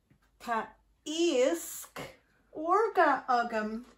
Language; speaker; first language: Irish; non-native, local second language; English